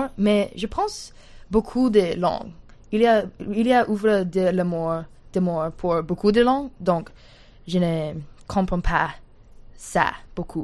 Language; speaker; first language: French; non-native, learner; English